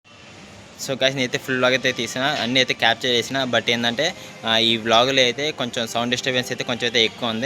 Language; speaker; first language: Telugu; native; Telugu